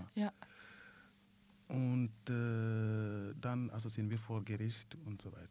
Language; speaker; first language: German; non-native, learner; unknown